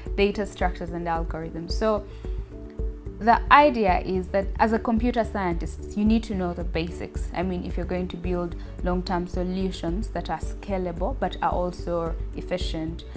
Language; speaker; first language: English; non-native, local second language; Ganda